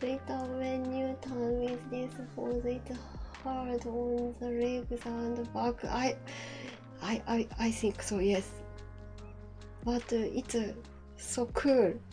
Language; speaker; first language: English; non-native, learner; Japanese